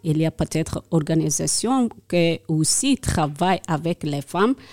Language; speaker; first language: French; non-native, learner; Persian